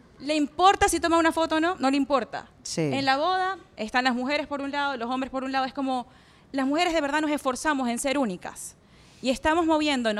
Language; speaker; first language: Spanish; native; Spanish